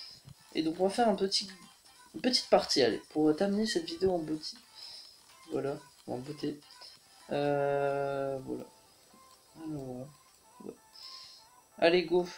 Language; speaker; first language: French; native; French